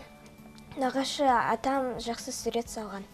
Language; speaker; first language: Kazakh; non-native, local second language; Russian